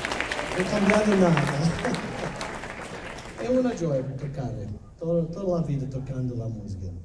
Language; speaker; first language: Spanish; non-native, learner; Italian